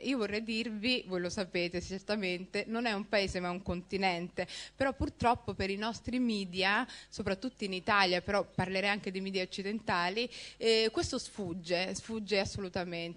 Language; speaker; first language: Italian; early bilingual, other home language; Somali